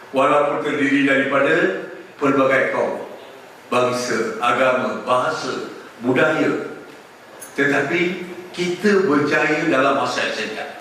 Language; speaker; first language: Malay; non-native, local second language; Tamil